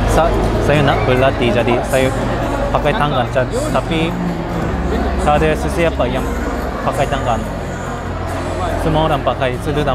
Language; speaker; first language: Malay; non-native, learner; Japanese